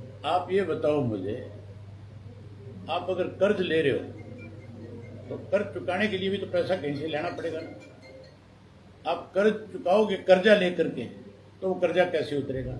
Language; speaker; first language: Hindi; native; Hindi